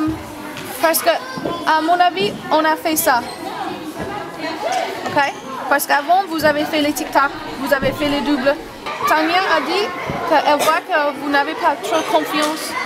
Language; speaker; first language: French; non-native, fluent; English